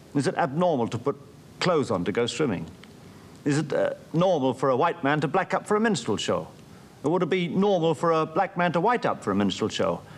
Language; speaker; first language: English; native; English